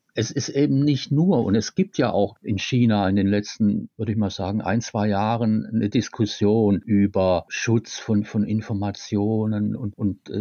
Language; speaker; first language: German; native; German